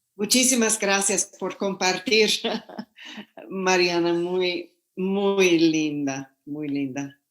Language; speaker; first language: Spanish; non-native, fluent; English